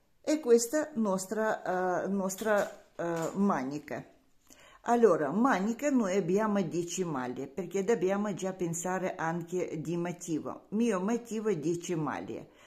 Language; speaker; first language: Italian; non-native, learner; Russian